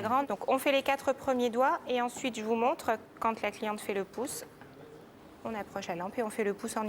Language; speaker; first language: French; native; French